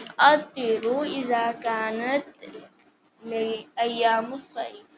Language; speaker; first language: Arabic; non-native, learner; Urdu